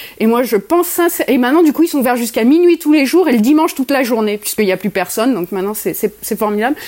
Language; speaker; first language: French; native; French